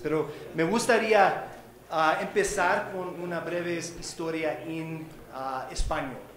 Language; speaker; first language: Spanish; non-native, fluent; English